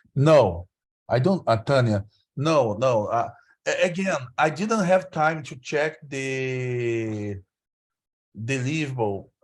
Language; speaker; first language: English; non-native, learner; Portuguese